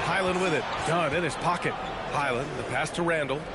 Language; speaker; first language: English; native; English